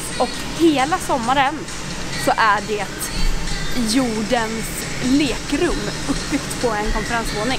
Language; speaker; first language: Swedish; native; Swedish